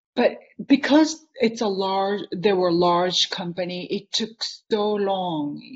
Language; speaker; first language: English; non-native, fluent; Japanese